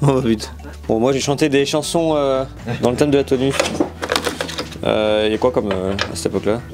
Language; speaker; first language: French; native; French